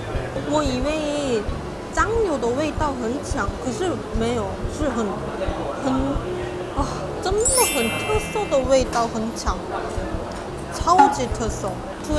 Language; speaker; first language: Chinese; non-native, fluent; Korean